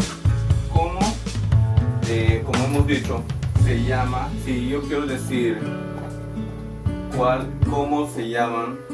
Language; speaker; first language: Spanish; non-native, local second language; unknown